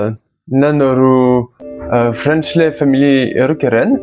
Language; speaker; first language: Tamil; non-native, learner; French